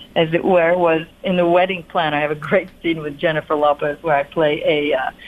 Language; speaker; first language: English; non-native, fluent; Polish